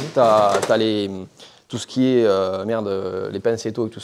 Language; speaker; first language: French; native; French